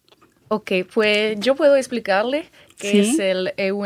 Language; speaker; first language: Spanish; non-native, fluent; French